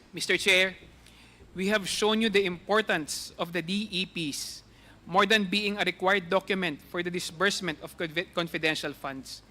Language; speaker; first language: English; non-native, local second language; Filipino